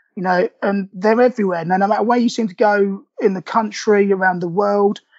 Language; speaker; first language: English; native; English